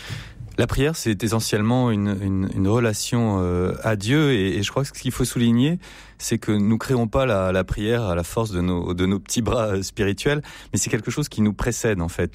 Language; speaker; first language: French; native; French